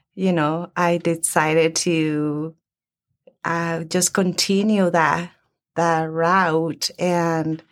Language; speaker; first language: English; early bilingual, other home language; Spanish